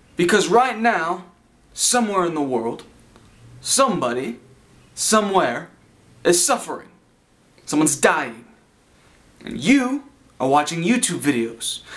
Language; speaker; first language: English; native; English